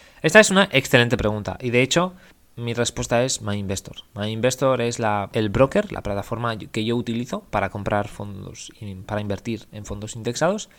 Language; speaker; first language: Spanish; native; Spanish